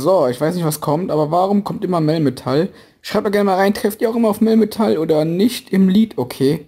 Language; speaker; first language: German; native; German